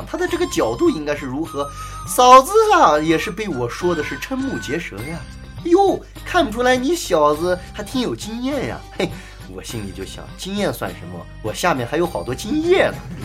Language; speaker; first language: Chinese; native; Chinese